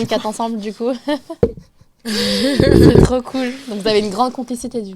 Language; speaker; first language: French; native; French